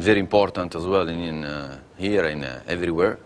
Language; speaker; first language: English; non-native, learner; Italian